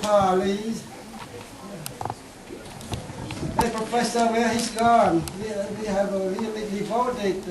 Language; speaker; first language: English; non-native, fluent; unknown